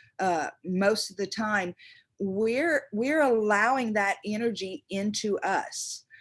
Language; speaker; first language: English; native; English